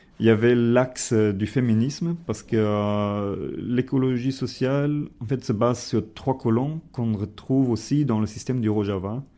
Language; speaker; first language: French; non-native, fluent; German